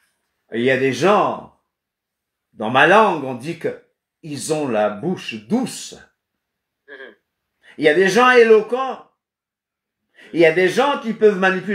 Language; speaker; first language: French; non-native, fluent; Kabuverdianu